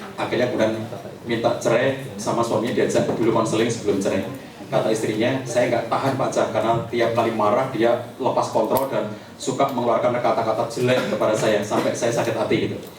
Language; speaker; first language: Indonesian; native; Indonesian